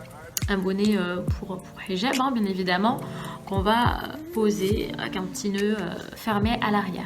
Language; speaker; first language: French; native; French